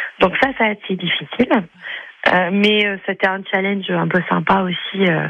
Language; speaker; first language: French; non-native, fluent; English